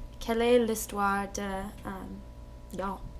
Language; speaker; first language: French; non-native, learner; English